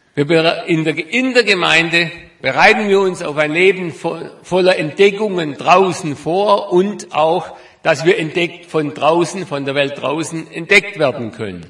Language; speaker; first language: German; native; German